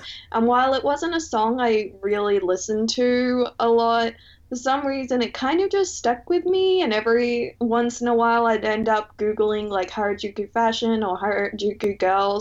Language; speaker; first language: English; native; English